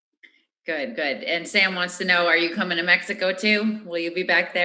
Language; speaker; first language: English; native; English